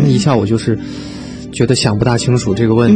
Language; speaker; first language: Chinese; native; Chinese